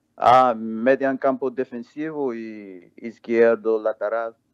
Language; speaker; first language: Spanish; non-native, learner; English